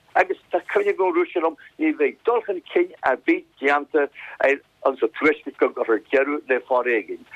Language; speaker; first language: Irish; native; Irish